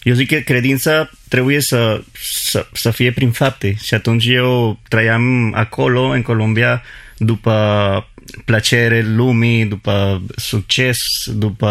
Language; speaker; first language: Romanian; non-native, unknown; Spanish